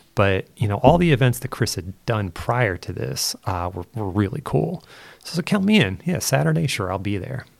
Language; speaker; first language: English; native; English